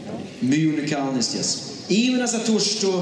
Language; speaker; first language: Russian; non-native, fluent; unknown